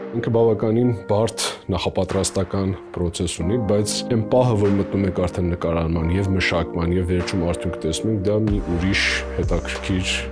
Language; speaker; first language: Armenian; early bilingual, heritage; Armenian